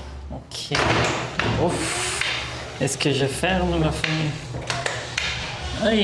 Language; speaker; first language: French; non-native, fluent; Portuguese